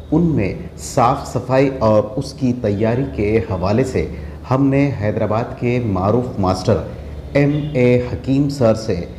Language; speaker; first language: Urdu; native; Urdu